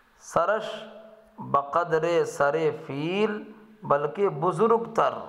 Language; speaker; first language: Persian; non-native, fluent; Urdu